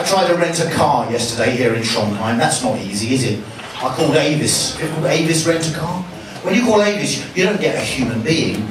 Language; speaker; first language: English; native; English